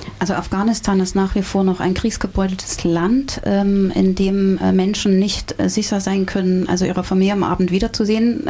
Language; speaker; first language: German; native; German